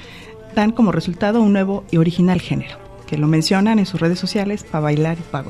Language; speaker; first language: Spanish; native; Spanish